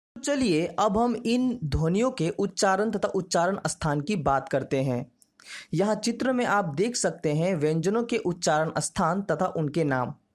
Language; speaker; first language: Hindi; native; Hindi